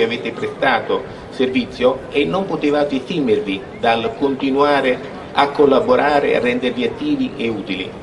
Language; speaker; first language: Italian; native; Italian